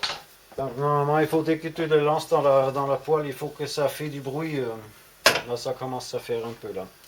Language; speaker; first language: French; non-native, fluent; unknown